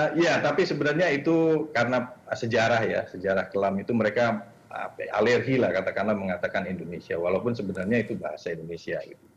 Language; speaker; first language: Indonesian; native; Indonesian